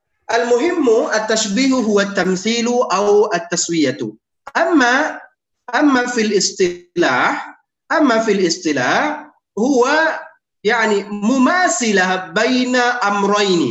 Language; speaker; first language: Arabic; non-native, fluent; Indonesian